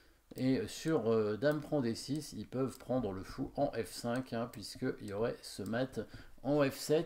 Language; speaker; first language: French; native; French